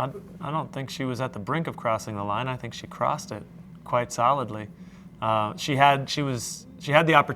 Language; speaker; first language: English; native; English